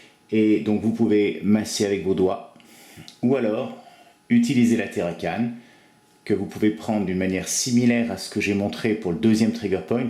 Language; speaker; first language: French; native; French